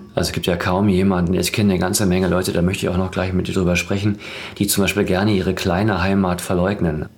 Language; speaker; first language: German; native; German